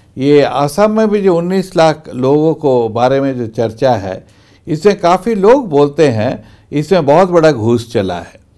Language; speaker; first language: Hindi; non-native, local second language; Bangla